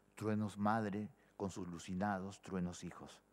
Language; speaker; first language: Spanish; native; Spanish